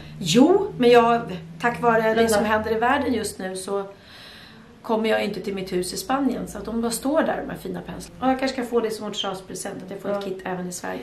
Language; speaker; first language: Swedish; native; Swedish